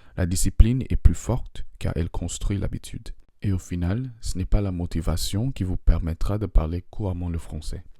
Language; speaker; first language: French; non-native, fluent; English